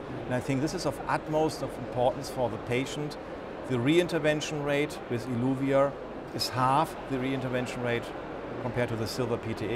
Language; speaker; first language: English; non-native, fluent; German